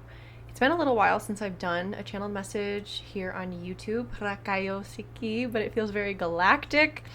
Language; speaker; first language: English; native; English